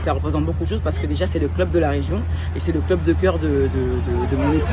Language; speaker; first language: French; native; French